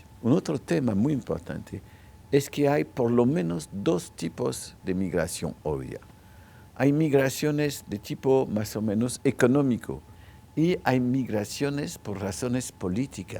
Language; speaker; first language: Spanish; non-native, local second language; French